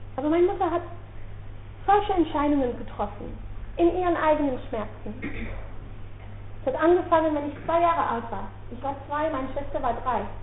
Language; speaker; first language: German; non-native, fluent; Dutch